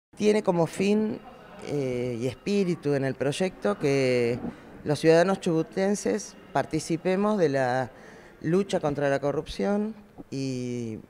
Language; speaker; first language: Spanish; native; Spanish